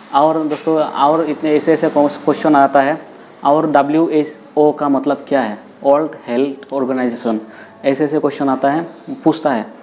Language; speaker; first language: Hindi; non-native, local second language; Assamese